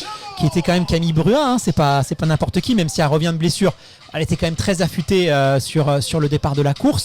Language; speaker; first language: French; native; French